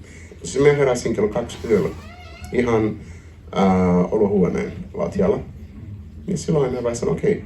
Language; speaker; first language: Finnish; non-native, learner; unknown